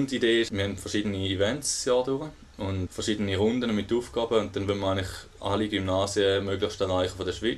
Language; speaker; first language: German; native; German